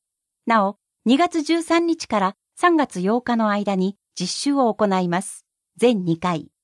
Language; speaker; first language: Japanese; native; Japanese